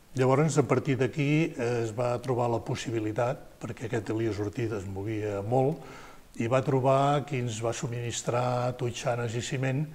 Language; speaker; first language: Catalan; native; Catalan